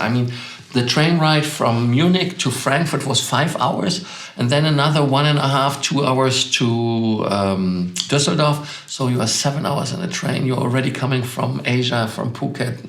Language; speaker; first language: English; non-native, fluent; German